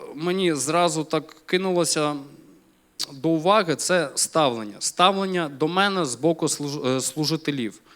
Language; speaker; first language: Ukrainian; non-native, local second language; Russian